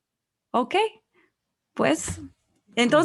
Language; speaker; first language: Spanish; non-native, fluent; English